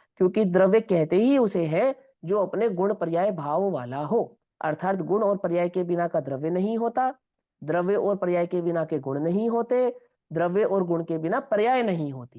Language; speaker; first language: Hindi; non-native, local second language; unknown